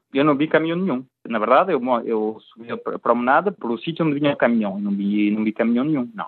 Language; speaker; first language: Portuguese; native; Portuguese